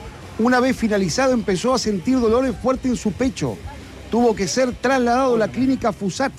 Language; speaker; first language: Spanish; native; Spanish